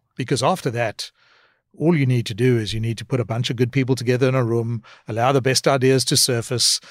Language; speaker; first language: English; native; English